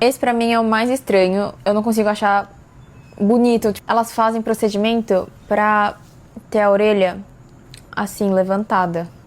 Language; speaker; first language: Portuguese; native; Portuguese